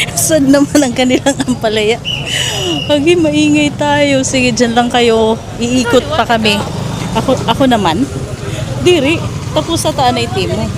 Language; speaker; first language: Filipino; non-native, local second language; Waray